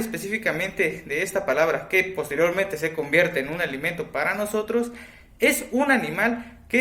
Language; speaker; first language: Spanish; native; Spanish